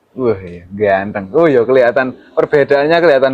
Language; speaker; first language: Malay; non-native, local second language; Javanese